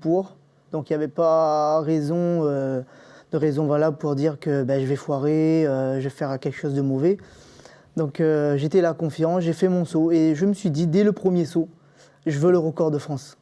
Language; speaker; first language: French; native; French